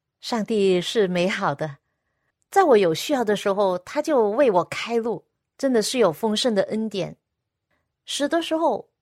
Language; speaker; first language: Chinese; non-native, local second language; Cantonese